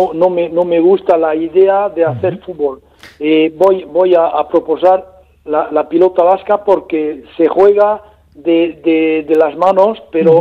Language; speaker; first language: Spanish; non-native, learner; French